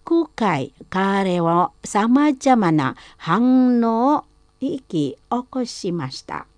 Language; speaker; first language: Japanese; non-native, fluent; Indonesian